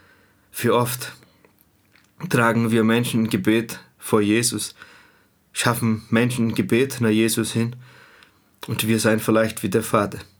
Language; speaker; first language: German; non-native, fluent; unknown